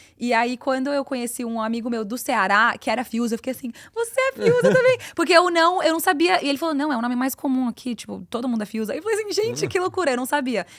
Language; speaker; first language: Portuguese; early bilingual, heritage; Portuguese